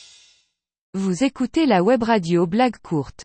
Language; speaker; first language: French; native; French